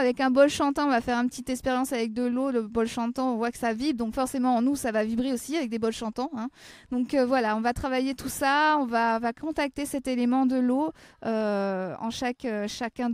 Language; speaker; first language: French; native; French